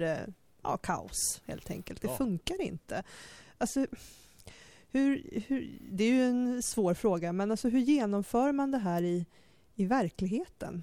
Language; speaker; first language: Swedish; native; Swedish